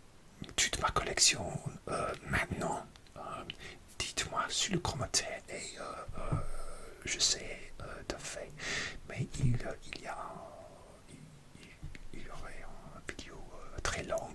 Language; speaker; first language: French; non-native, learner; English